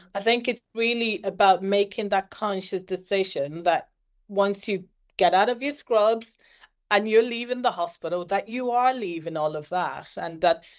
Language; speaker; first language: English; native; English